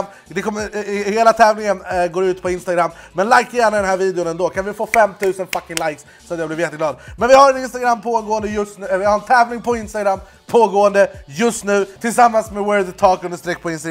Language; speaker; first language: Swedish; native; Swedish